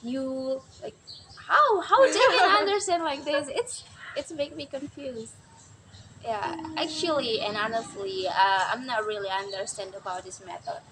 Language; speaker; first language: English; non-native, learner; Indonesian